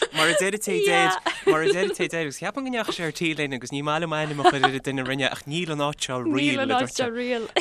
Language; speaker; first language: Irish; native; Irish